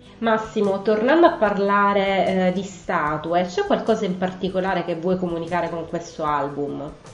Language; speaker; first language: Italian; native; Italian